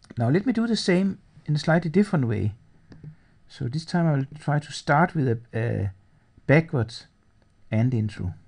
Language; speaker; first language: English; non-native, fluent; Danish